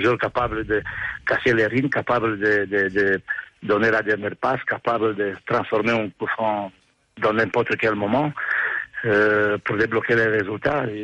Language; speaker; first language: French; non-native, fluent; Romanian